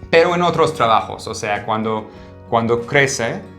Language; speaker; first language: Spanish; non-native, fluent; English